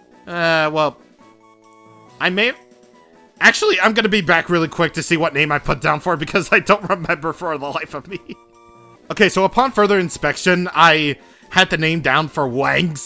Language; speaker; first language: English; native; English